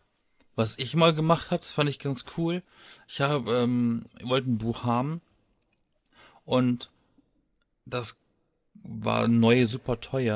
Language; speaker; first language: German; native; German